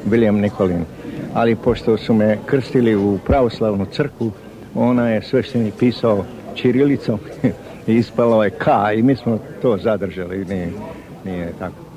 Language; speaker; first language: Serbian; early bilingual, heritage; Serbian